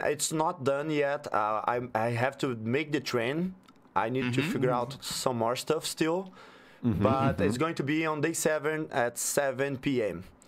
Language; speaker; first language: English; non-native, fluent; Portuguese